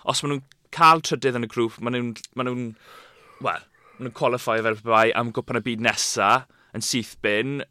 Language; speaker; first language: Welsh; native; Welsh